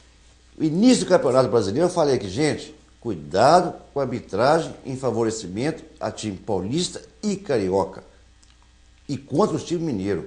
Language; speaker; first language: Portuguese; native; Portuguese